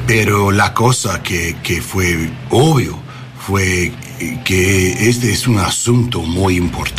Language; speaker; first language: Spanish; non-native, learner; English